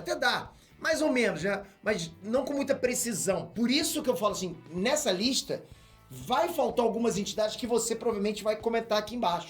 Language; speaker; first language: Portuguese; native; Portuguese